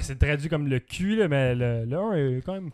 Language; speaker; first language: French; native; French